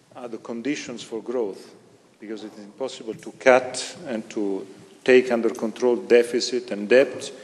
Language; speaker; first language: English; non-native, fluent; Italian